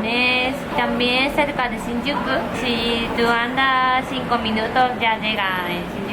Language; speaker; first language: Spanish; non-native, fluent; Japanese